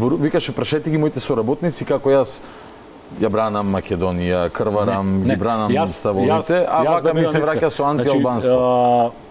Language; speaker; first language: Macedonian; native; Macedonian